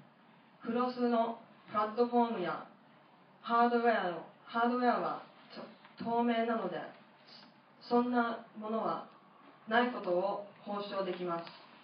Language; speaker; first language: Japanese; non-native, fluent; English